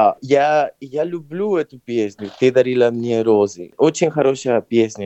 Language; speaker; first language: Russian; non-native, fluent; Spanish